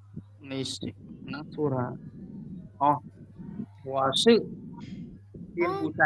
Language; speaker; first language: Chinese; non-native, learner; Khmer